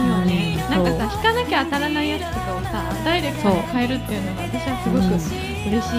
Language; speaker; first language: Japanese; native; Japanese